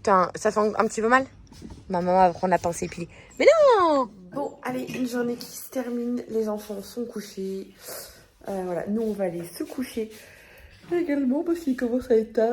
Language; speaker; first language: French; native; French